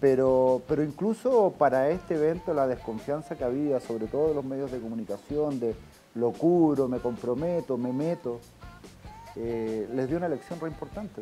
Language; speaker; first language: Spanish; native; Spanish